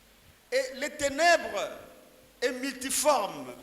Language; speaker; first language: French; non-native, local second language; Lingala